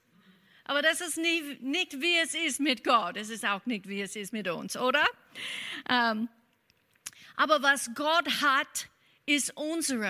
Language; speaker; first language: German; non-native, fluent; English